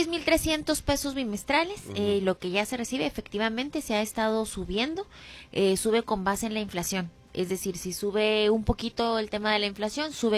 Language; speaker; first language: Spanish; native; Spanish